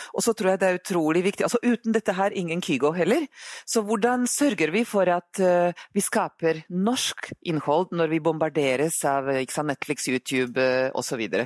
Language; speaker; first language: Norwegian; non-native, fluent; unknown